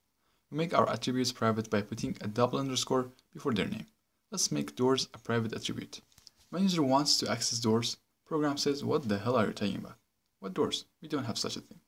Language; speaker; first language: English; non-native, fluent; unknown